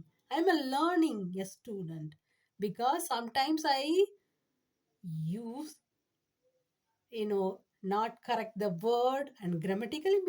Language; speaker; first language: English; non-native, learner; Tamil